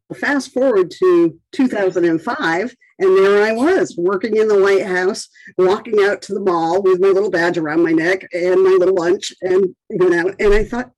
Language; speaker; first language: English; native; English